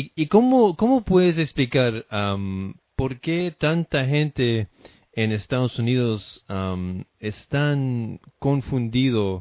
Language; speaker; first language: Spanish; non-native, fluent; English